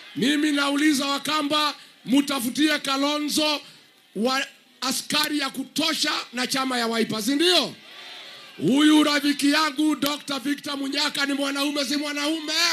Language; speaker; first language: Swahili; non-native, local second language; Kikuyu